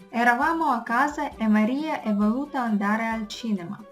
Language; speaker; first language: Italian; non-native, fluent; Russian